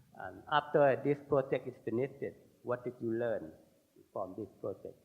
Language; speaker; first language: English; non-native, learner; Thai